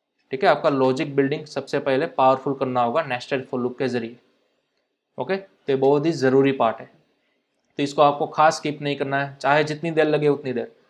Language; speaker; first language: Hindi; non-native, local second language; Gujarati